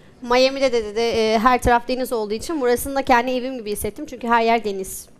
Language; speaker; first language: Turkish; native; Turkish